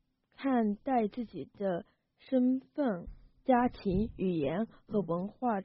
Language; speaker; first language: Chinese; early bilingual, heritage; Chinese